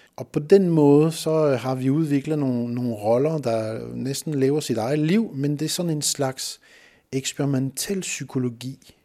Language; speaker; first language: Danish; non-native, fluent; French